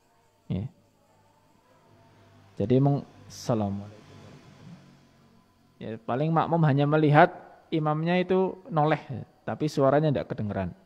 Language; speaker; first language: Indonesian; non-native, local second language; Javanese